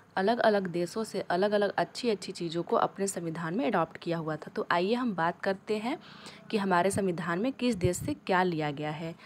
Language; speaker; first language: Hindi; native; Hindi